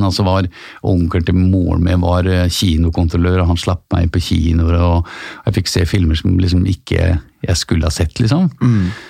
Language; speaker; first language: Norwegian; native; Norwegian